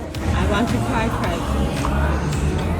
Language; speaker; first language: English; non-native, learner; Thai